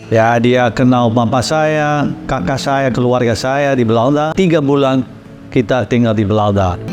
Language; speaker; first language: Indonesian; non-native, learner; Dutch